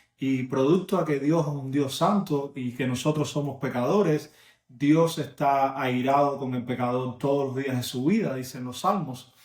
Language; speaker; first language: Spanish; native; Spanish